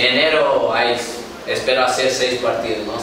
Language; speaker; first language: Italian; non-native, learner; Portuguese